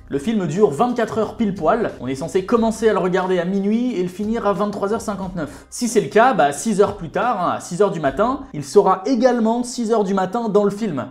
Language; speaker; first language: French; native; French